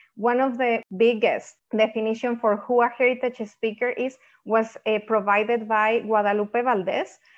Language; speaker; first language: English; non-native, fluent; Spanish